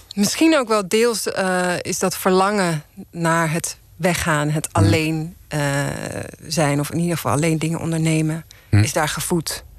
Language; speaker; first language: Dutch; native; Dutch